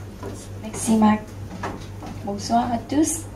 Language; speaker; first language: French; non-native, learner; Lao